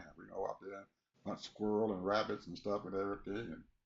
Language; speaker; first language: English; native; English